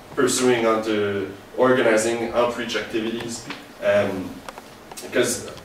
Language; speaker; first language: English; native; English